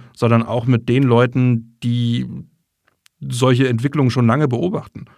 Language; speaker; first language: German; non-native, fluent; English